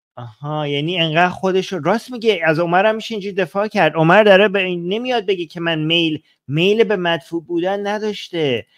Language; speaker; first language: Persian; native; Persian